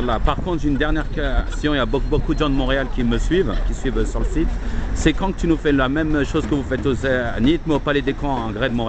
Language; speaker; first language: French; native; French